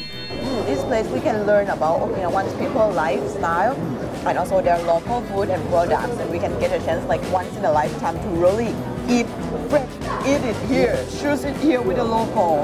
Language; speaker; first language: English; non-native, fluent; Thai